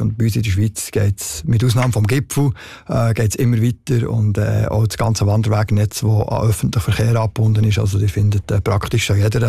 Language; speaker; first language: German; native; German